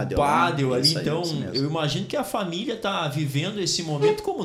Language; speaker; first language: Portuguese; native; Portuguese